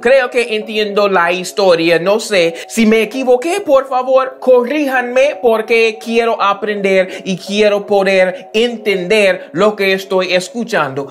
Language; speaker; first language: Spanish; non-native, learner; English